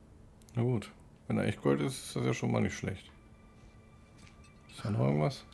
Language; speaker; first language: German; native; German